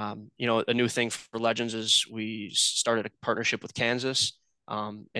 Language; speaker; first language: English; native; English